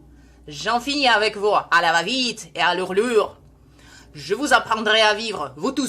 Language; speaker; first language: French; non-native, fluent; Russian